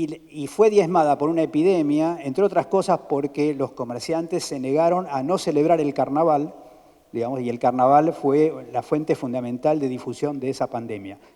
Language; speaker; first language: Spanish; native; Spanish